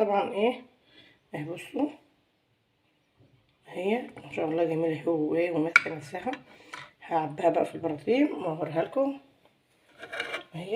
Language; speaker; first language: Arabic; native; Arabic